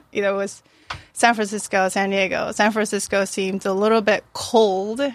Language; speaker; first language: English; non-native, fluent; Japanese